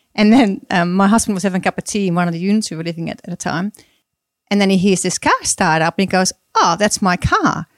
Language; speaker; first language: English; non-native, fluent; Dutch